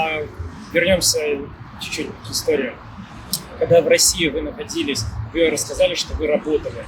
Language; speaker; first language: Russian; native; Russian